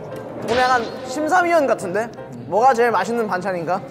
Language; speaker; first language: Korean; native; Korean